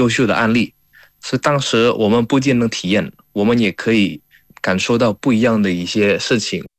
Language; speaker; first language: Chinese; non-native, fluent; Indonesian